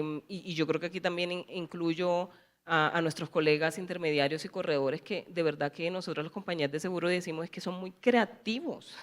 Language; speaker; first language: Spanish; native; Spanish